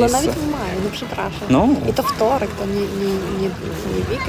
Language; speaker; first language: Polish; non-native, learner; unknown